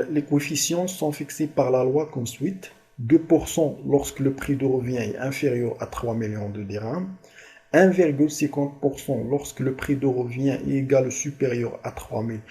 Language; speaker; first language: French; non-native, local second language; Arabic